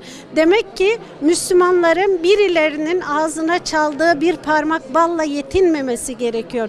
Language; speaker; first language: Turkish; native; Turkish